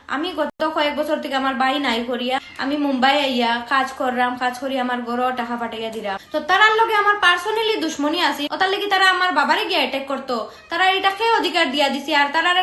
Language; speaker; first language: Bangla; native; Bangla